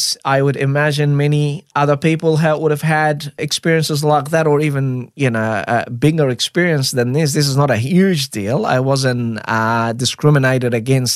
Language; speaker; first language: English; non-native, fluent; Arabic